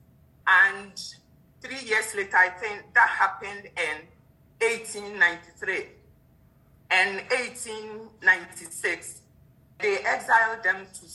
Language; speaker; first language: English; non-native, local second language; Akan